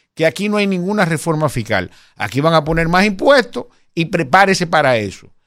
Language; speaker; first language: Spanish; native; Spanish